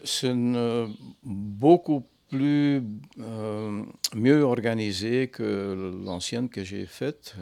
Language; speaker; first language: French; non-native, fluent; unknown